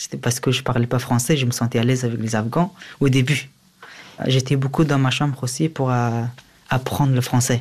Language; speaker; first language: French; early bilingual, other home language; Persian